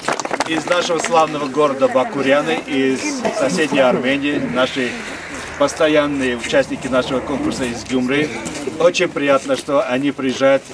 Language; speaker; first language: Russian; non-native, fluent; Armenian